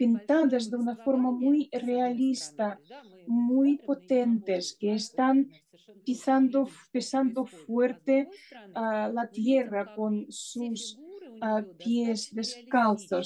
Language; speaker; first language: Spanish; non-native, fluent; Russian